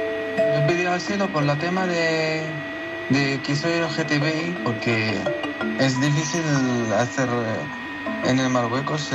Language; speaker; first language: Spanish; non-native, local second language; Arabic